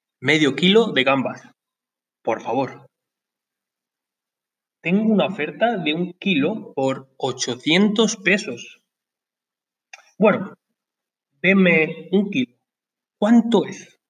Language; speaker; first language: Spanish; non-native, learner; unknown